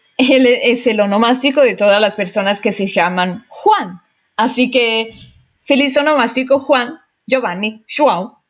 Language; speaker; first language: Spanish; non-native, fluent; Italian